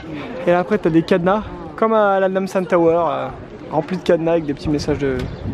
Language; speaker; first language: French; native; French